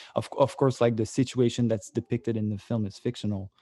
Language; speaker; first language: English; native; English